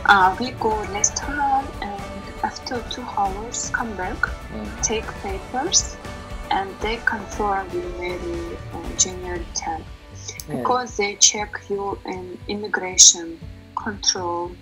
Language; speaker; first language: English; non-native, learner; Russian